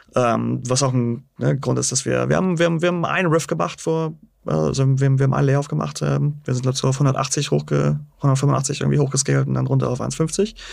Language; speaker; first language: German; native; German